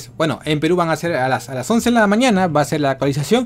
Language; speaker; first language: Spanish; native; Spanish